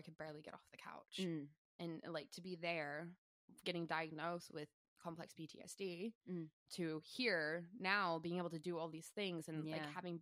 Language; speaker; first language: English; native; English